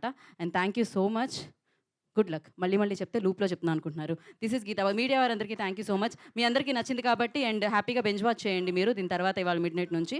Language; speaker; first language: Telugu; native; Telugu